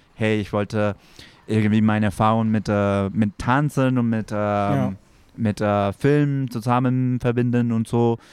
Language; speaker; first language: German; non-native, fluent; Spanish